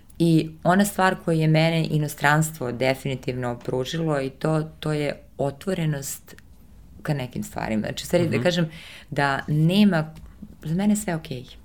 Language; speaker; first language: Serbian; early bilingual, heritage; Serbian